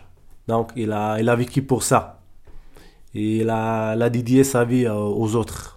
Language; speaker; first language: French; non-native, learner; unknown